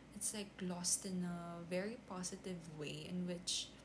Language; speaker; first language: English; non-native, local second language; Filipino